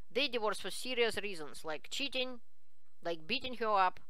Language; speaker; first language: English; non-native, fluent; Russian